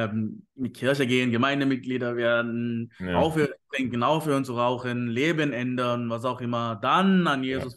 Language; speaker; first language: German; non-native, fluent; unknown